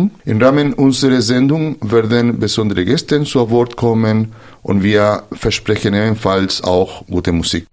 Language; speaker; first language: German; non-native, fluent; Spanish